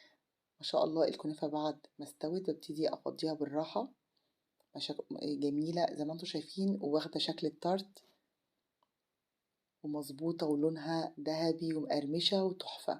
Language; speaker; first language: Arabic; native; Arabic